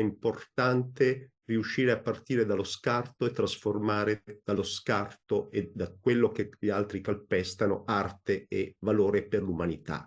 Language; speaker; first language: Italian; native; Italian